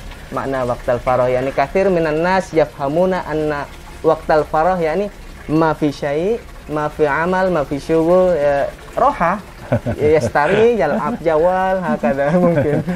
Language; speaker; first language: Arabic; non-native, learner; Indonesian